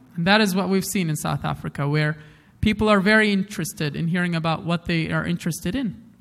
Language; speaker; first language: English; non-native, fluent; Arabic